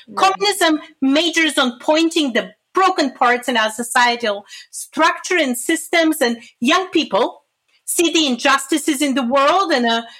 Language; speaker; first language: English; non-native, fluent; Bulgarian